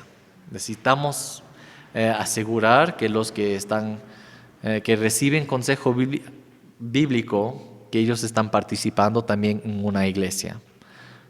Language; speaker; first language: Spanish; non-native, fluent; English